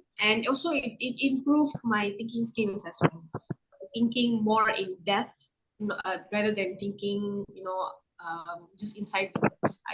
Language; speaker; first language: English; non-native, local second language; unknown